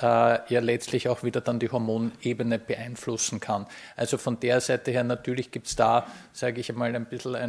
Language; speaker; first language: German; native; German